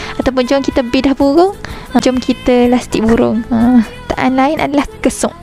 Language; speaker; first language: Malay; native; Malay